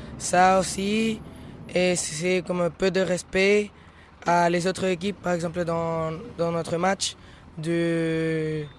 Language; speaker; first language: French; non-native, learner; Spanish